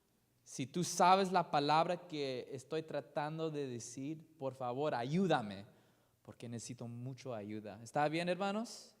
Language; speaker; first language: Spanish; non-native, learner; English